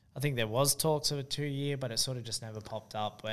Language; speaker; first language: English; native; English